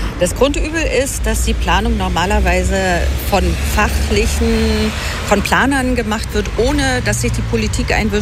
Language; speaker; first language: German; native; German